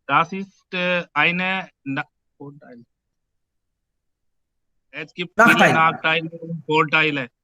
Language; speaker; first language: German; non-native, learner; Hindi